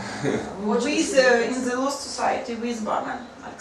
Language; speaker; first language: English; non-native, learner; Russian